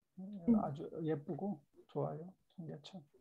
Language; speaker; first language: Korean; native; Korean